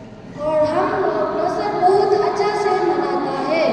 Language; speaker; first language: Hindi; non-native, local second language; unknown